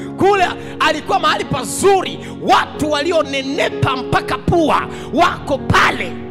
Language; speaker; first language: Swahili; native; Swahili